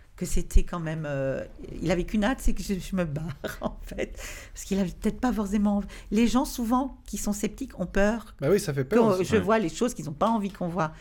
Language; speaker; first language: French; native; French